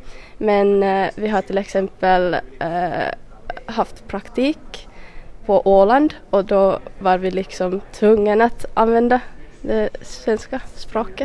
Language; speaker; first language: Swedish; non-native, local second language; Finnish